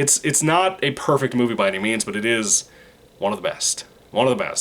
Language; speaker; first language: English; native; English